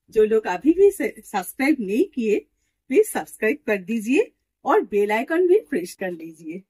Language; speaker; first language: Hindi; non-native, local second language; Bangla